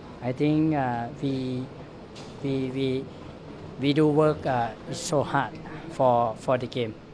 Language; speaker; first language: English; non-native, learner; Lao